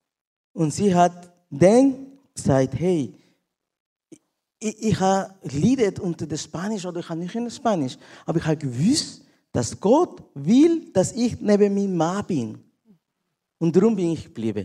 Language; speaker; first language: German; non-native, learner; Spanish